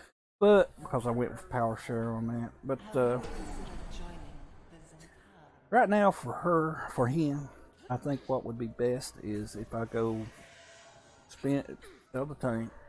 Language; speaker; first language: English; native; English